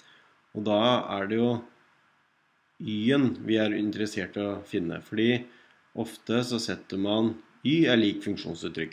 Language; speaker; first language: Norwegian; native; Norwegian